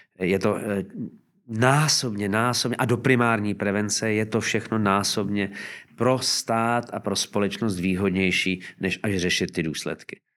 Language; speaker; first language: Czech; native; Czech